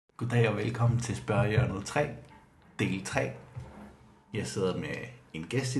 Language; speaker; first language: Danish; non-native, local second language; Kalaallisut